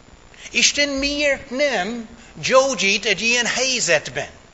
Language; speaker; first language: Hungarian; early bilingual, heritage; English